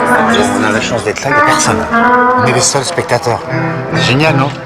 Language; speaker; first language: French; native; French